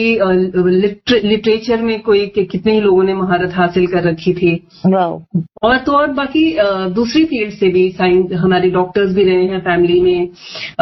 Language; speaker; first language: Hindi; native; Hindi